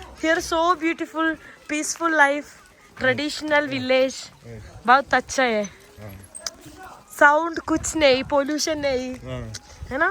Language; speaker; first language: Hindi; non-native, learner; Malayalam